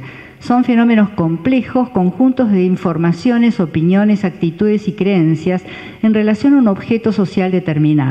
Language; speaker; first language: Spanish; native; Spanish